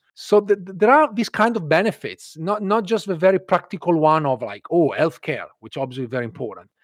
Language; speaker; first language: English; non-native, fluent; Italian